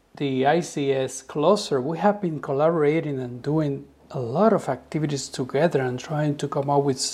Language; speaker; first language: English; non-native, fluent; Spanish